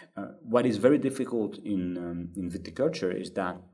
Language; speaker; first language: English; non-native, fluent; French